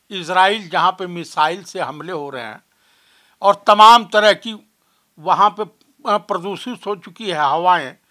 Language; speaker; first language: Hindi; native; Hindi